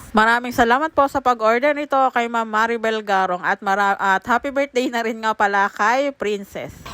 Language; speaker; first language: Filipino; native; Filipino